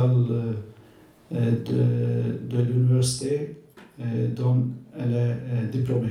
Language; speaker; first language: French; non-native, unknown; Turkish